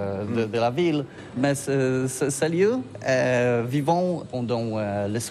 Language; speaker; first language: French; non-native, learner; Polish